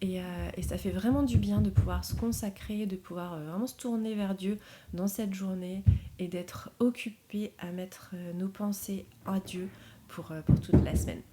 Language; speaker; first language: French; native; French